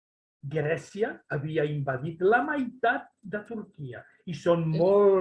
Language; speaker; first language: Catalan; non-native, local second language; Spanish